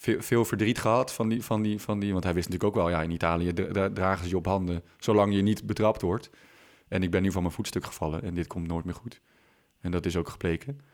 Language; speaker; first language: Dutch; native; Dutch